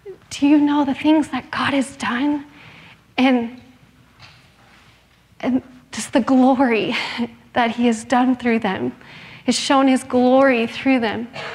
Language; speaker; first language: English; native; English